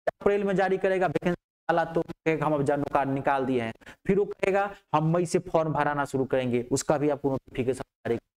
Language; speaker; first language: Hindi; native; Hindi